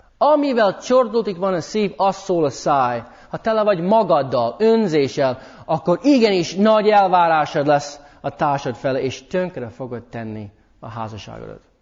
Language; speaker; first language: Hungarian; early bilingual, heritage; English